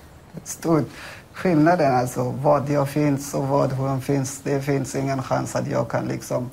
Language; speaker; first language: Swedish; non-native, fluent; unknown